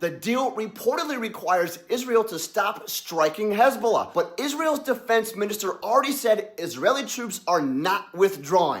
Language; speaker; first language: English; native; English